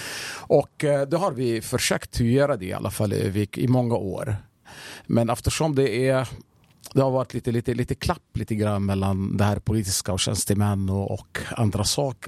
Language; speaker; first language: Swedish; non-native, fluent; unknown